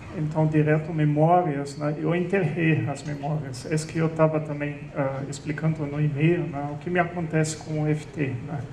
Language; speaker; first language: Portuguese; non-native, fluent; German